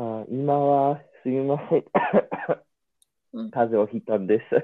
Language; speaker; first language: Japanese; non-native, learner; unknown